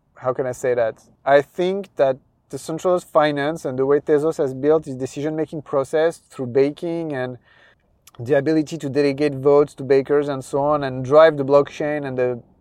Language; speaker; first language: English; non-native, fluent; French